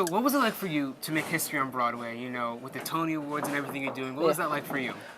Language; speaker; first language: English; native; English